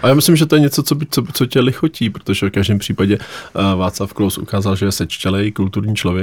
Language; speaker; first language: Czech; native; Czech